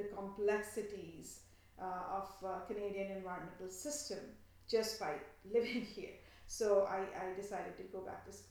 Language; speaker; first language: English; non-native, local second language; Bangla